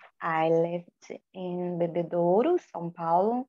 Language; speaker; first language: English; non-native, learner; Portuguese